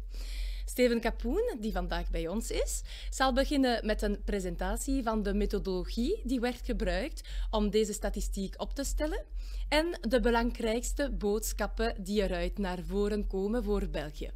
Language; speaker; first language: Dutch; non-native, local second language; French